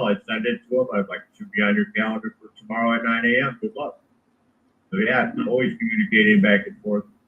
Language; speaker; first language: English; native; English